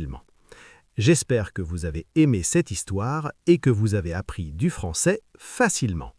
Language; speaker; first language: French; native; French